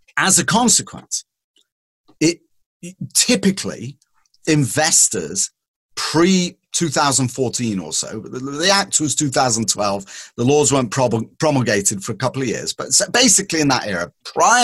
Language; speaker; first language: English; native; English